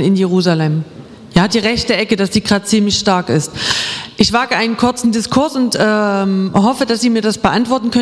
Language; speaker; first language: German; native; German